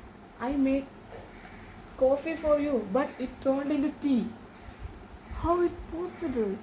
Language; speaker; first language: English; non-native, learner; Malayalam